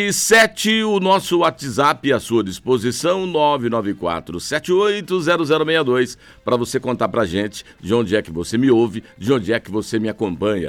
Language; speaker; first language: Portuguese; native; Portuguese